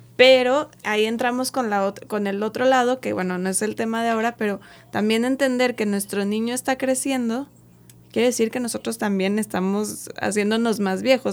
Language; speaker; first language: Spanish; native; Spanish